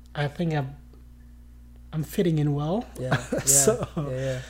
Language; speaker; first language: English; non-native, fluent; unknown